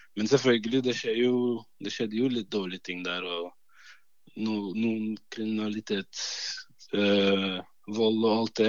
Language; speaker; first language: Norwegian; early bilingual, other home language; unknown